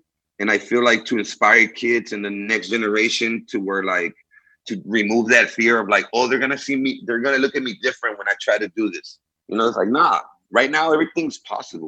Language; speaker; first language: English; early bilingual, other home language; Spanish